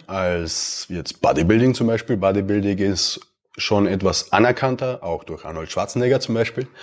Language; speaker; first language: German; early bilingual, other home language; Romanian